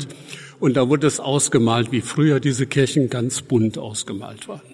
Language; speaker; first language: German; native; German